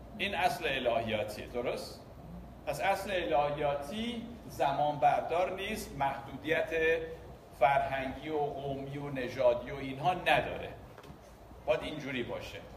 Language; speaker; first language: Persian; non-native, local second language; Armenian